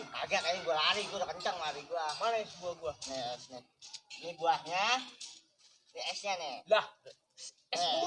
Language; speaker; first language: Indonesian; native; Indonesian